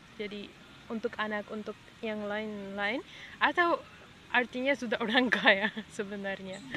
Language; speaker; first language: Indonesian; non-native, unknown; Arabic